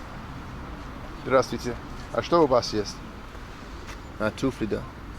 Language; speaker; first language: Russian; non-native, learner; English